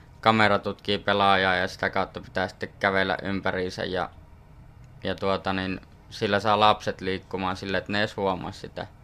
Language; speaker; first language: Finnish; native; Finnish